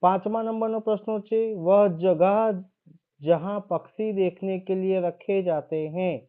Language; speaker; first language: Hindi; non-native, local second language; Gujarati